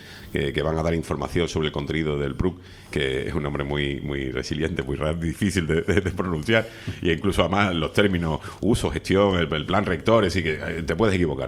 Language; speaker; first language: Spanish; native; Spanish